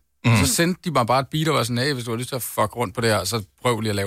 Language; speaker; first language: Danish; native; Danish